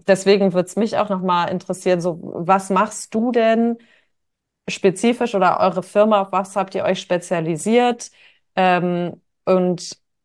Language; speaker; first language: German; native; German